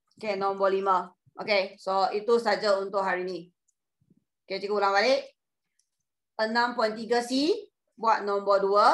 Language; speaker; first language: Malay; non-native, local second language; Chinese